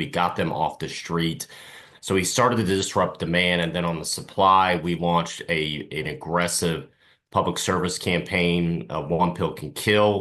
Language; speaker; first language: English; native; English